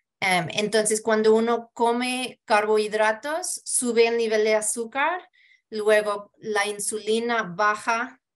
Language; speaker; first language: Spanish; early bilingual, heritage; Spanish